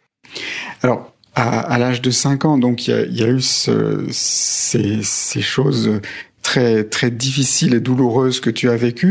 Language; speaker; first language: French; native; French